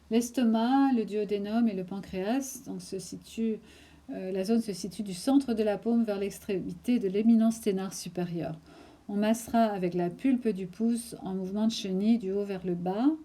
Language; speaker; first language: French; native; French